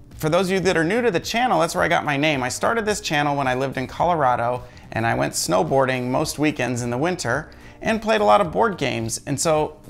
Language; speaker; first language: English; native; English